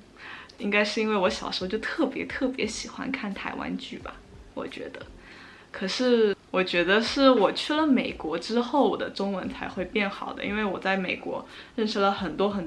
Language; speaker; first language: Chinese; early bilingual, heritage; Chinese